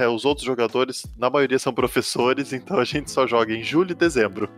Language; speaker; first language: Portuguese; native; Portuguese